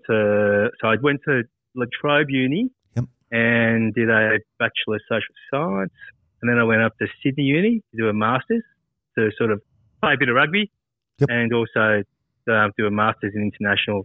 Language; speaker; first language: English; native; English